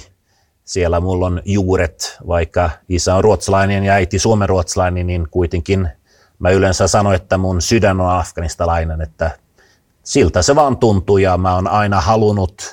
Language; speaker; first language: Finnish; non-native, fluent; Swedish